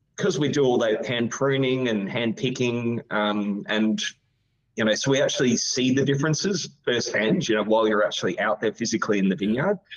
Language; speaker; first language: English; native; English